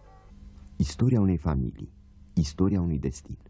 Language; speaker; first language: Romanian; native; Romanian